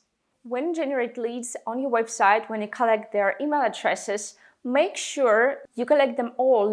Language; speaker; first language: English; non-native, fluent; Russian